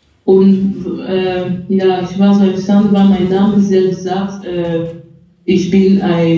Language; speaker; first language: German; non-native, fluent; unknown